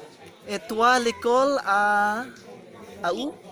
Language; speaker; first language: French; non-native, learner; Cebuano